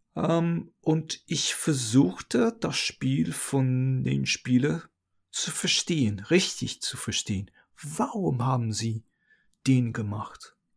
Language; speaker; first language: German; non-native, fluent; English